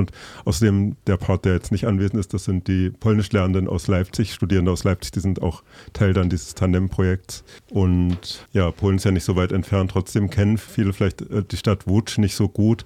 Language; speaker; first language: German; native; German